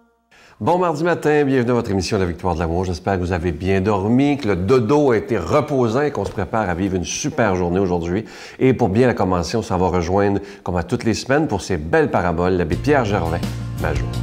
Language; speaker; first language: French; native; French